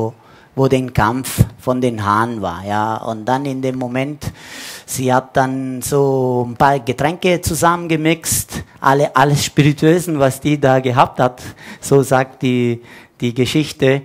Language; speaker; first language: German; non-native, fluent; Italian